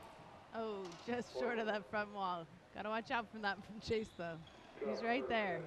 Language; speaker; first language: English; native; English